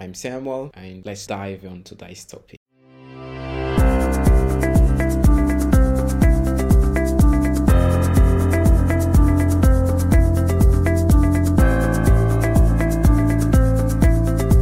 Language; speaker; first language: English; non-native, fluent; Portuguese